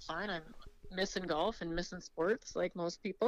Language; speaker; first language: English; native; English